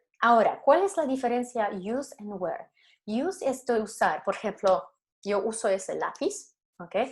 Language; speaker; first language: Spanish; non-native, fluent; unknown